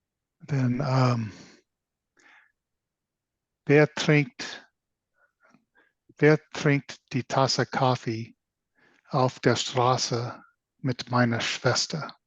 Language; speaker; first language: German; non-native, learner; English